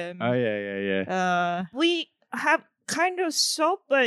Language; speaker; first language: English; non-native, fluent; Japanese